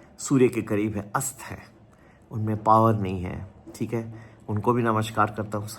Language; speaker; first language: Hindi; native; Hindi